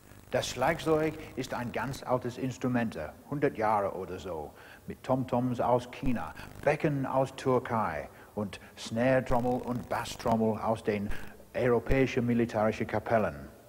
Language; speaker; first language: German; non-native, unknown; English